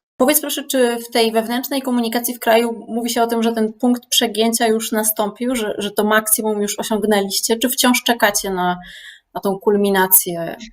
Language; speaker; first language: Polish; native; Polish